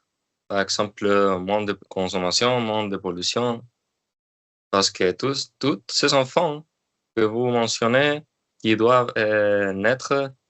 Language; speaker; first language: French; non-native, learner; Spanish